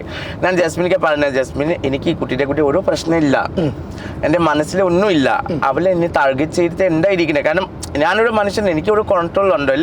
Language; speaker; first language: Malayalam; non-native, local second language; Assamese